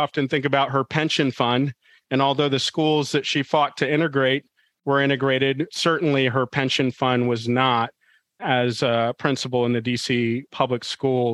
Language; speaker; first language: English; native; English